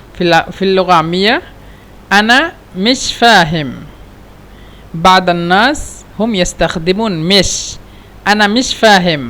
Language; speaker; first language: Arabic; non-native, fluent; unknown